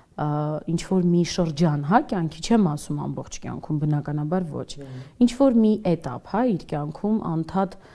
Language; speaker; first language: Armenian; native; Armenian